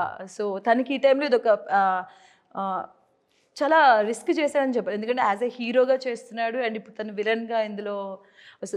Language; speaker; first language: Telugu; native; Telugu